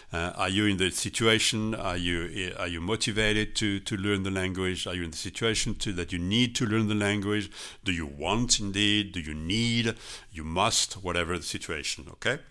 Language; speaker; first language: English; non-native, fluent; French